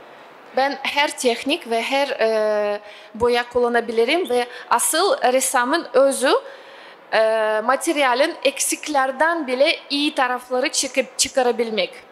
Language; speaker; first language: Turkish; non-native, fluent; Russian